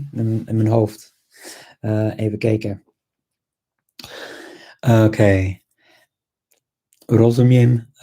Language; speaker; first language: Dutch; non-native, fluent; English